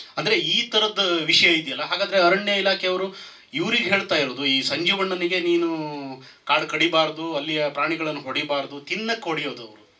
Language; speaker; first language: Kannada; native; Kannada